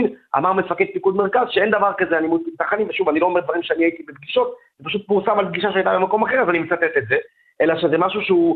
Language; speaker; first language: Hebrew; native; Hebrew